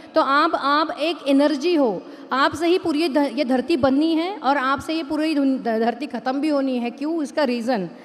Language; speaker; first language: Hindi; non-native, local second language; Marathi